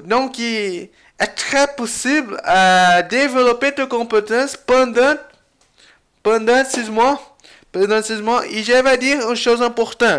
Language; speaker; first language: French; non-native, learner; Portuguese